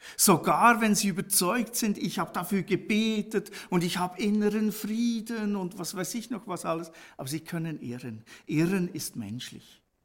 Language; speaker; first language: German; native; German